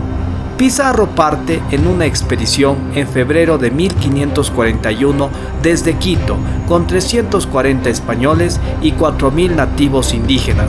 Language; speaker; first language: Spanish; native; Spanish